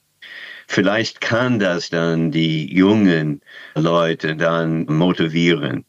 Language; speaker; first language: German; non-native, fluent; English